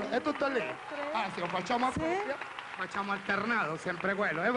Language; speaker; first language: Italian; non-native, fluent; Spanish